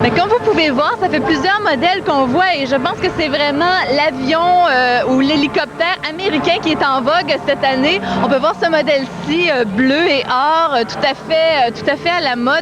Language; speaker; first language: French; native; French